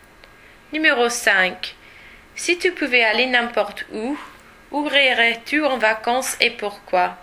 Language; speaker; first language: French; non-native, learner; English